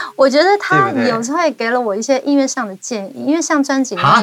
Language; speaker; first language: Chinese; non-native, local second language; Amis